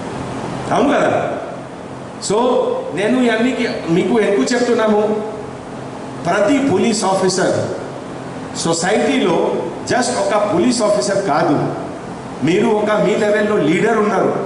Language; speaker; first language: Telugu; non-native, fluent; Hindi